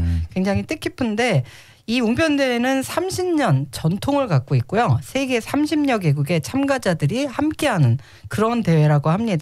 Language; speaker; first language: Korean; native; Korean